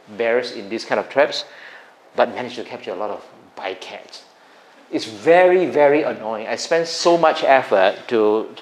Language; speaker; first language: English; non-native, local second language; Min Nan Chinese